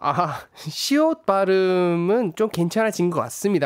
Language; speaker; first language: Korean; early bilingual, heritage; Korean